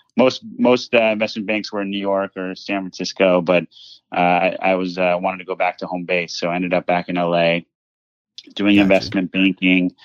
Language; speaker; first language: English; native; English